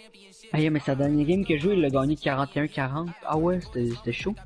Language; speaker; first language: French; native; French